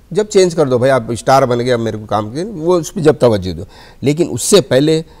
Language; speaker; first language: Hindi; native; Hindi